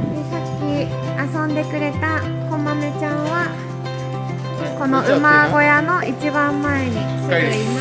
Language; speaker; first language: Japanese; native; Japanese